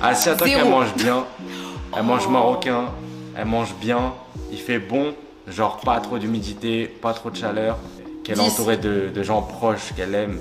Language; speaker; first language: French; early bilingual, other home language; Turkish